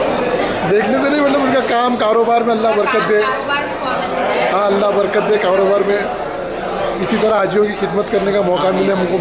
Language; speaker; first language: Hindi; native; Hindi